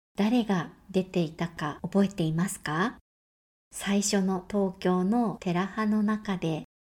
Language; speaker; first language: Japanese; native; Japanese